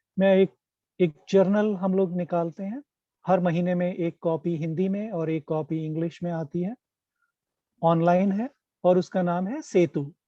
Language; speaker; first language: Hindi; native; Hindi